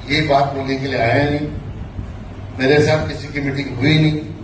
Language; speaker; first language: Hindi; non-native, local second language; Marathi